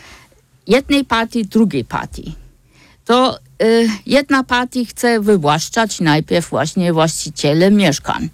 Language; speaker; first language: Polish; non-native, fluent; German